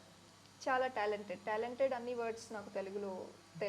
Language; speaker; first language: Telugu; non-native, learner; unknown